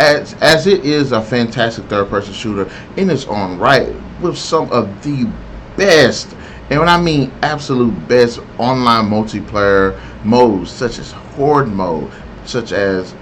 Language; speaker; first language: English; native; English